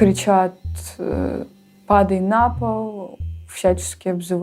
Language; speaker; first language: Russian; native; Russian